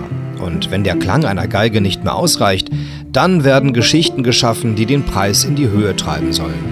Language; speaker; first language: German; native; German